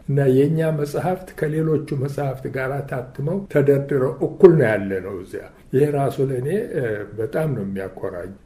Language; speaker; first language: Amharic; native; Amharic